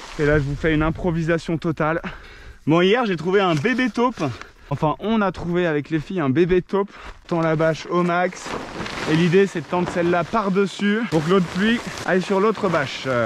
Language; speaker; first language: French; native; French